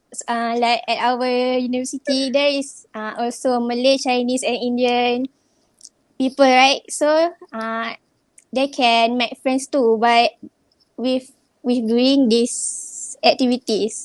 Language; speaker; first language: English; non-native, local second language; Malay